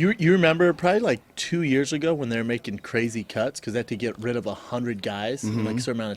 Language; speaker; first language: English; native; English